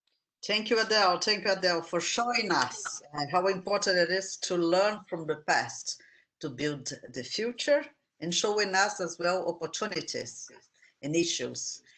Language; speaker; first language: English; non-native, fluent; Portuguese